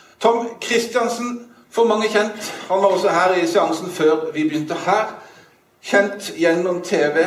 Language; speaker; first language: Norwegian; native; Norwegian